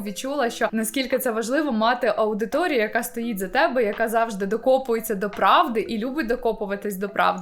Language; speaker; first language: Ukrainian; native; Ukrainian